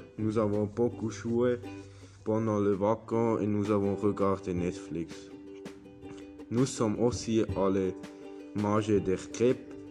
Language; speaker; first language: French; non-native, learner; German